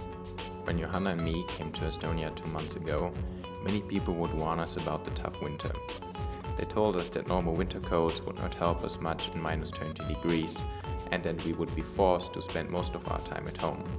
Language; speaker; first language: English; non-native, fluent; German